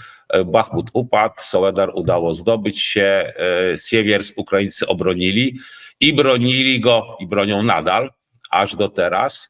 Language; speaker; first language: Polish; native; Polish